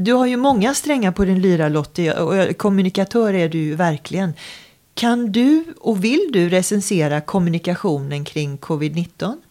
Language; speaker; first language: Swedish; native; Swedish